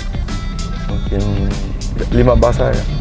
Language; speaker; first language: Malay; non-native, fluent; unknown